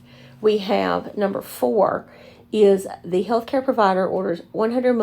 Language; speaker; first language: English; native; English